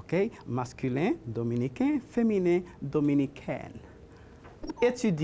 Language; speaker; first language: French; non-native, fluent; Spanish